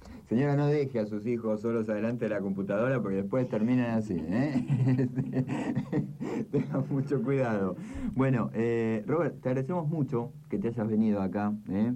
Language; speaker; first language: Spanish; native; Spanish